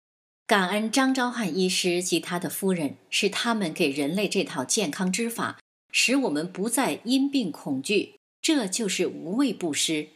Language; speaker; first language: Chinese; native; Chinese